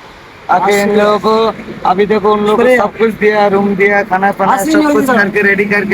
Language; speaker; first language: Hindi; non-native, local second language; Bangla